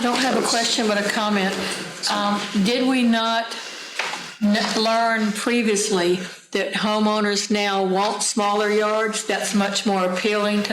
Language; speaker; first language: English; native; English